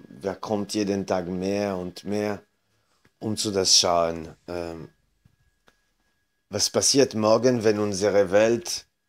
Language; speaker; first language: German; non-native, fluent; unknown